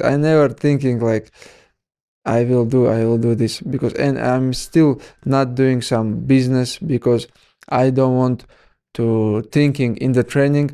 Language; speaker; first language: English; non-native, learner; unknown